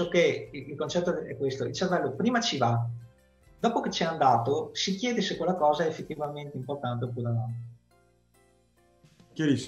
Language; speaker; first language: Italian; native; Italian